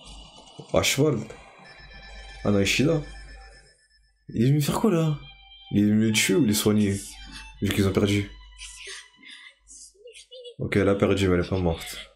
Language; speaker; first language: French; native; French